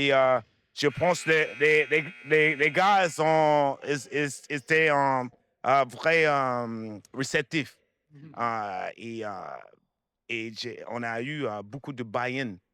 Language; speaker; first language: French; non-native, fluent; English